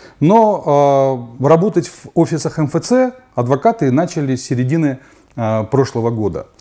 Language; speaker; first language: Russian; native; Russian